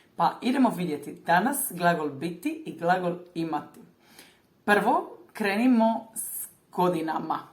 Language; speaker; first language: Croatian; native; Croatian